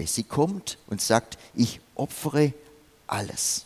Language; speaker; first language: German; non-native, fluent; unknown